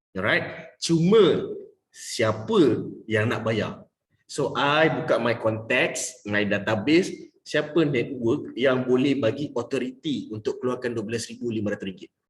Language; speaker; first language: Malay; native; Malay